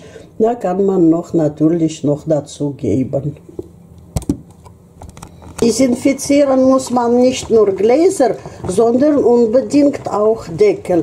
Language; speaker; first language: German; non-native, fluent; Russian